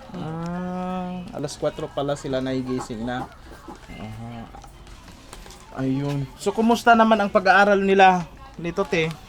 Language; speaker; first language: Filipino; native; Filipino